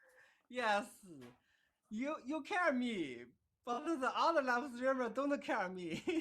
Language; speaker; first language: English; non-native, learner; Chinese